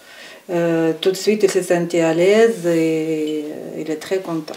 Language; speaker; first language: French; non-native, fluent; Ukrainian